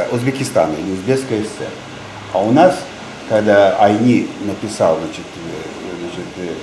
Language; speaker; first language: Russian; non-native, local second language; Tajik